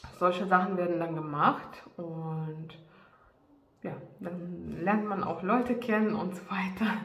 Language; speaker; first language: German; non-native, fluent; Russian